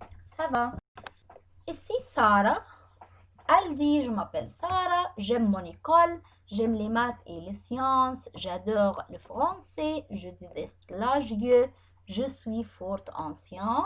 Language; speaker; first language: French; non-native, fluent; Arabic